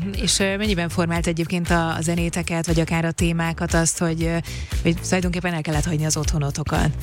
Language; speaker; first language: Hungarian; native; Hungarian